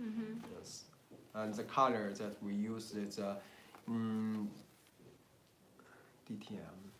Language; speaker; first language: English; non-native, learner; Chinese